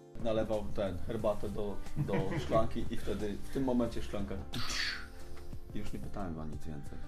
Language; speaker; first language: Polish; native; Polish